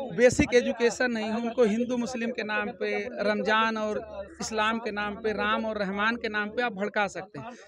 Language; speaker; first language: Hindi; native; Hindi